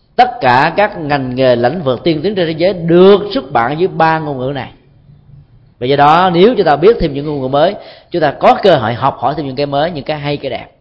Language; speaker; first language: Vietnamese; native; Vietnamese